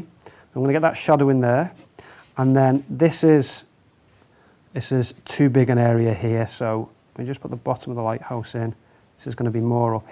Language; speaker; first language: English; native; English